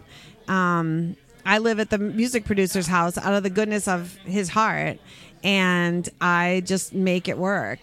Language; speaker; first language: English; native; English